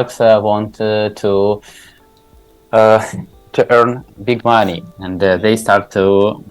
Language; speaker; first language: English; non-native, learner; Tajik